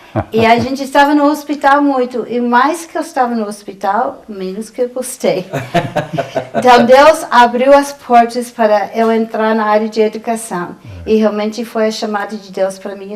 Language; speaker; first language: Portuguese; non-native, fluent; English